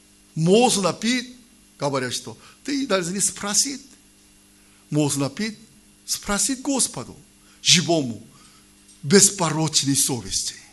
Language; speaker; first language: Russian; non-native, learner; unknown